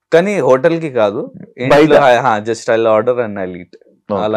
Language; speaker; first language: Telugu; non-native, learner; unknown